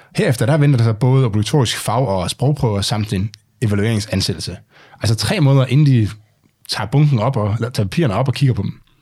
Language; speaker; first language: Danish; native; Danish